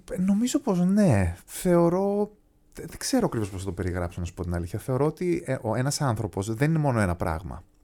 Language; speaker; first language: Greek; early bilingual, heritage; Greek